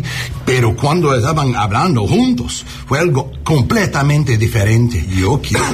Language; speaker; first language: Spanish; early bilingual, heritage; English